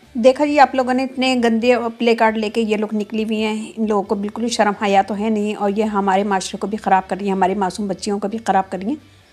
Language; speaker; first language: Urdu; native; Urdu